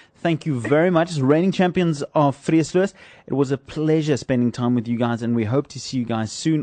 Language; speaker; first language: English; non-native, local second language; Afrikaans